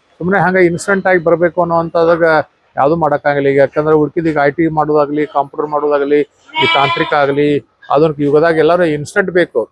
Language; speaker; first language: Kannada; native; Kannada